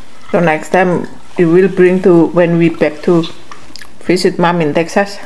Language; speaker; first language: English; non-native, learner; Javanese